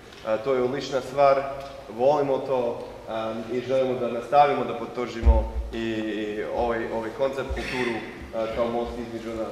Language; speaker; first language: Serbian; non-native, learner; English